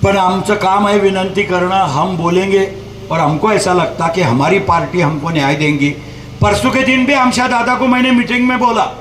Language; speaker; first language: Hindi; non-native, local second language; Marathi